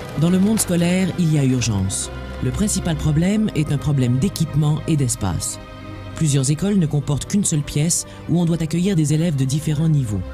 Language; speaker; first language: French; native; French